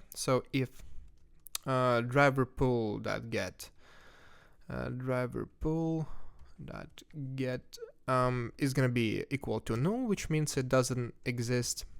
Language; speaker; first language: English; non-native, fluent; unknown